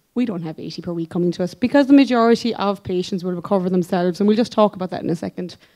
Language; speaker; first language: English; native; English